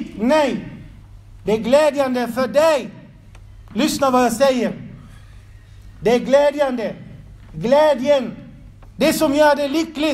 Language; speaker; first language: Swedish; non-native, fluent; Arabic